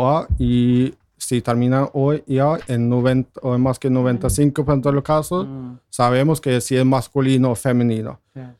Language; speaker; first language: Spanish; non-native, fluent; Norwegian